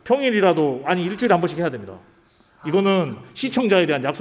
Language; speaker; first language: Korean; native; Korean